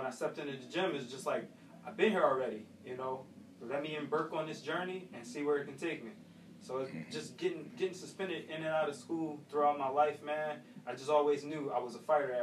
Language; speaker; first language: English; native; English